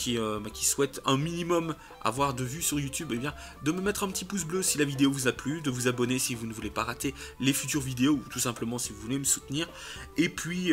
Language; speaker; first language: French; native; French